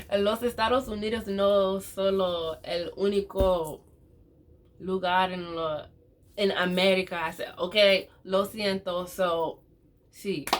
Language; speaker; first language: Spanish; non-native, learner; English